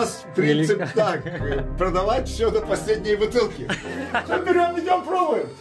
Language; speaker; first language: Russian; non-native, local second language; Gagauz